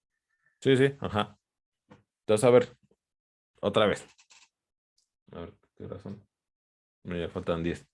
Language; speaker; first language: Spanish; native; Spanish